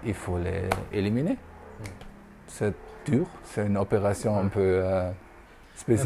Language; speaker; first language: French; non-native, fluent; German